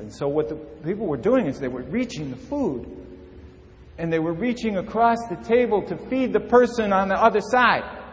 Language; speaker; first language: English; native; English